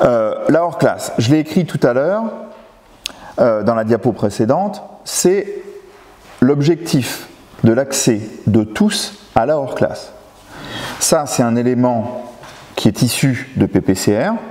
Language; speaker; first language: French; native; French